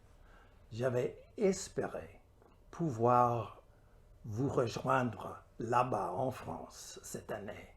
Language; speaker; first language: French; non-native, learner; English